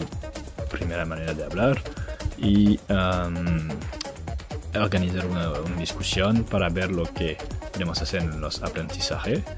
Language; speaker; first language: Spanish; non-native, learner; French